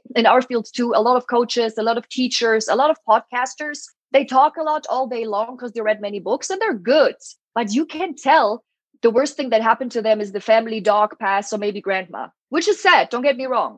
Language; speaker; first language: English; non-native, fluent; German